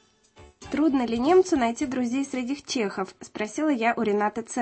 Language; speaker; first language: Russian; native; Russian